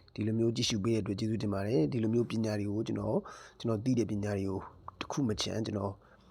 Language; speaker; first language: Burmese; native; Burmese